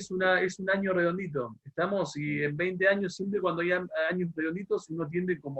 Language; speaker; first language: Spanish; native; Spanish